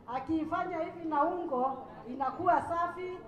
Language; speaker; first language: Swahili; non-native, local second language; Kikuyu